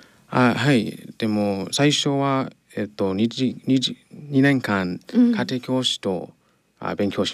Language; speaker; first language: Japanese; non-native, learner; English